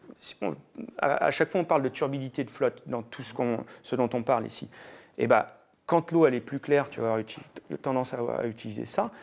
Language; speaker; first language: French; native; French